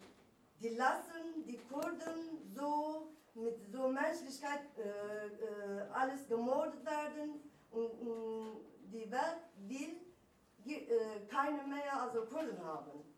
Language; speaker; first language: German; non-native, learner; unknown